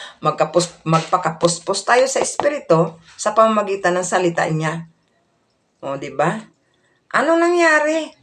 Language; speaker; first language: Filipino; non-native, local second language; Cebuano